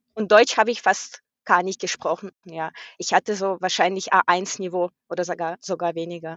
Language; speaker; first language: German; non-native, fluent; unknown